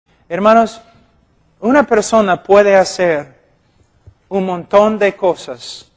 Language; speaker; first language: Spanish; non-native, fluent; English